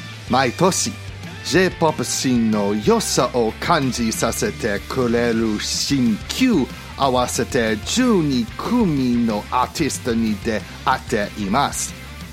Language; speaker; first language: Japanese; non-native, learner; English